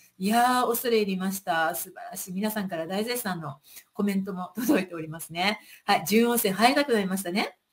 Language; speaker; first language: Japanese; native; Japanese